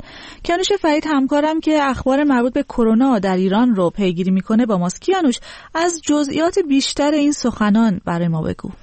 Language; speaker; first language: Persian; native; Persian